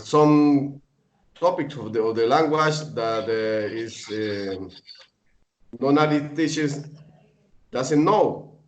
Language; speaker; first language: English; non-native, learner; Spanish